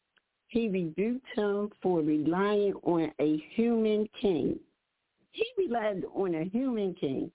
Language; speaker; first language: English; native; English